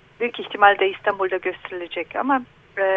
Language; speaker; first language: Turkish; non-native, learner; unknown